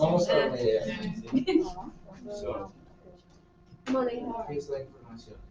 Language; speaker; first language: Spanish; non-native, fluent; English